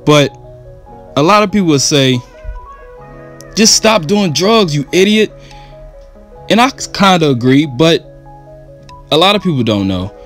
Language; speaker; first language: English; native; English